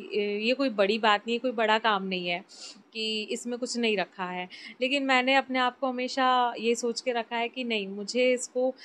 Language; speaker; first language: Hindi; native; Hindi